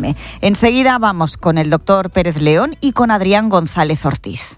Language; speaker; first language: Spanish; native; Spanish